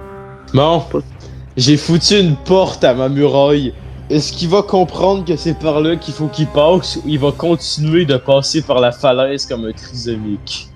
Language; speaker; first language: French; native; French